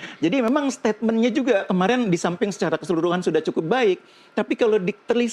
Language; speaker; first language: Indonesian; native; Indonesian